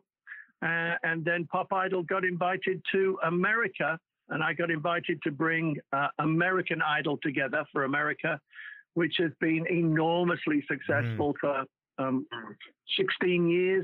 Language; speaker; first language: English; native; English